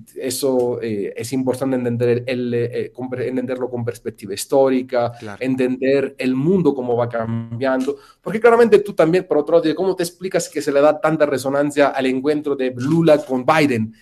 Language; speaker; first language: Spanish; non-native, fluent; Italian